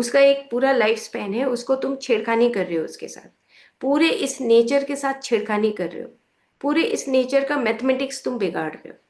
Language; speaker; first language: Hindi; native; Hindi